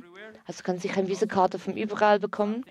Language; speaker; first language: German; non-native, learner; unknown